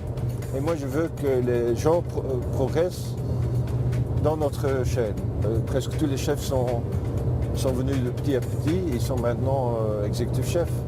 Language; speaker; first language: French; non-native, fluent; Arabic